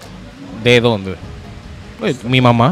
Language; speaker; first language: Spanish; native; Spanish